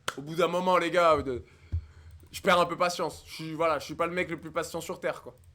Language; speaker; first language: French; native; French